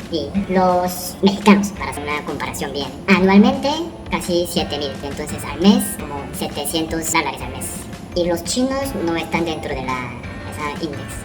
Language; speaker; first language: Spanish; non-native, learner; Korean